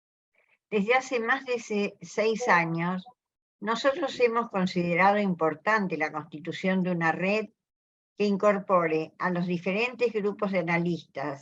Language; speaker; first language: Spanish; native; Spanish